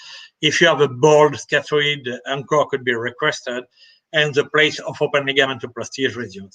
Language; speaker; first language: English; non-native, fluent; French